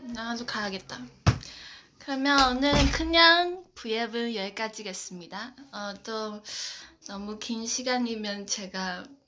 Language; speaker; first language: Korean; non-native, local second language; Chinese